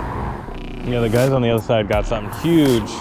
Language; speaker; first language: English; native; English